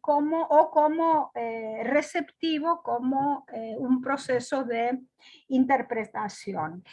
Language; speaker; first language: Spanish; non-native, fluent; Greek